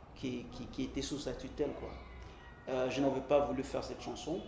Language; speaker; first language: French; non-native, local second language; Lingala